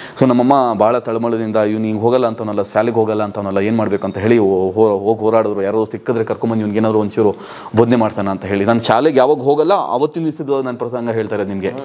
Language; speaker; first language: Kannada; non-native, local second language; Urdu